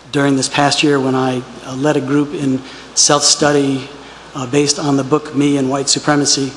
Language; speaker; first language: English; native; English